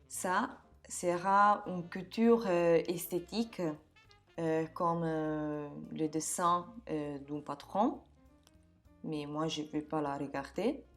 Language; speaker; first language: French; non-native, fluent; Italian